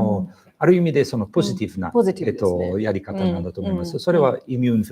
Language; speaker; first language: Japanese; non-native, fluent; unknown